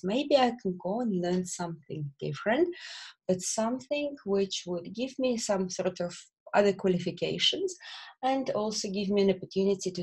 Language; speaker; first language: English; non-native, fluent; Russian